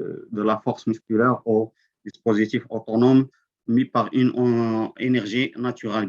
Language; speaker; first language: French; non-native, local second language; Arabic